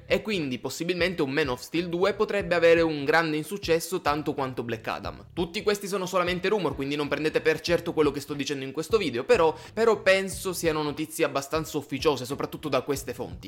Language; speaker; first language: Italian; native; Italian